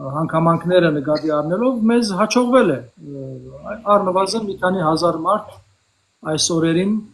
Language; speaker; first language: Armenian; early bilingual, heritage; Armenian